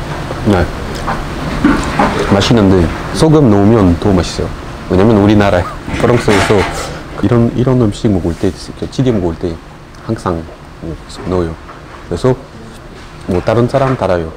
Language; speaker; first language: Korean; non-native, learner; French